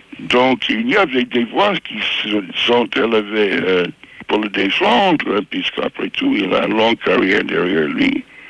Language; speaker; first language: French; non-native, fluent; English